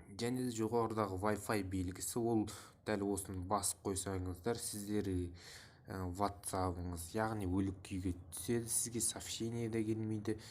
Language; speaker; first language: Kazakh; non-native, local second language; Russian